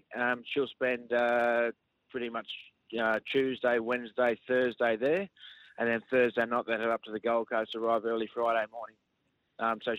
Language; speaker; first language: English; native; English